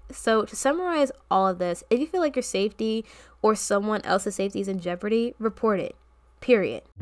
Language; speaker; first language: English; native; English